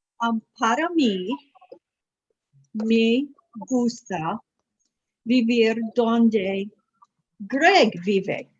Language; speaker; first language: Spanish; non-native, learner; English